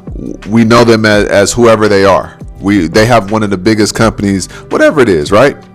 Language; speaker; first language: English; native; English